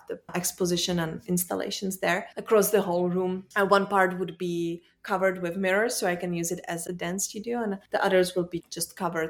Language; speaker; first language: English; non-native, fluent; Czech